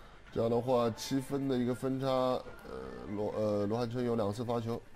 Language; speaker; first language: Chinese; native; Chinese